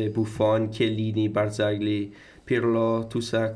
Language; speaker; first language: French; native; French